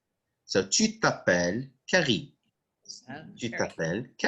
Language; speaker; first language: French; non-native, local second language; Arabic